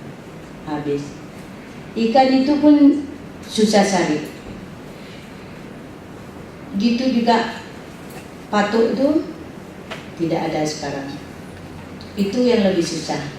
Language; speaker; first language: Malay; non-native, local second language; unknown